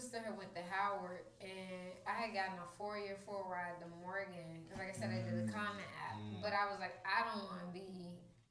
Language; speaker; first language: English; native; English